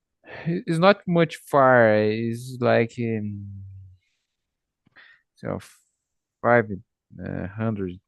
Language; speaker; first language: English; non-native, learner; Portuguese